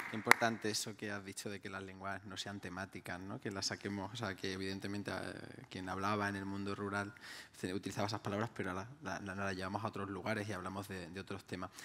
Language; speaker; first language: Spanish; non-native, local second language; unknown